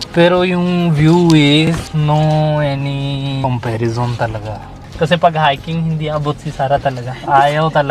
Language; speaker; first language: Filipino; non-native, learner; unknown